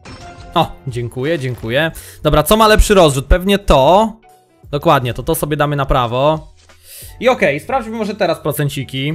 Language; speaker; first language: Polish; native; Polish